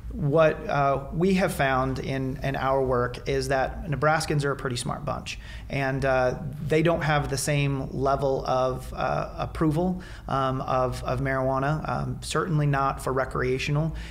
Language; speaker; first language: English; native; English